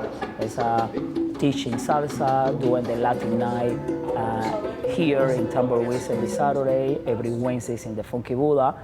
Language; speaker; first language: English; non-native, learner; Spanish